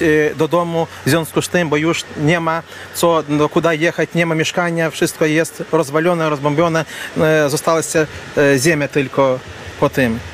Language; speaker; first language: Polish; non-native, learner; Ukrainian